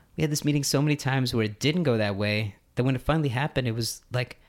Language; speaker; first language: English; early bilingual, other home language; Hindi